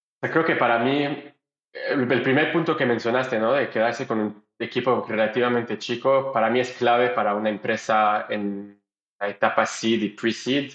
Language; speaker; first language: Spanish; non-native, fluent; French